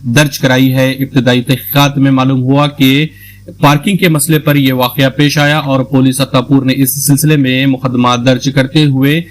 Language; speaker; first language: Hindi; non-native, local second language; Urdu